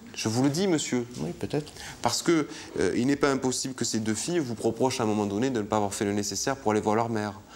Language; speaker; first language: French; native; French